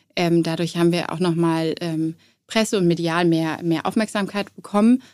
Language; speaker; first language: German; native; German